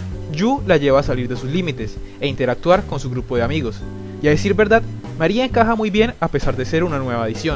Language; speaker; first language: Spanish; native; Spanish